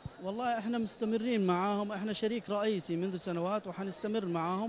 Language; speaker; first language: Arabic; native; Arabic